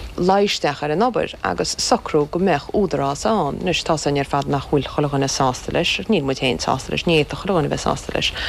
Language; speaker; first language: Irish; native; Irish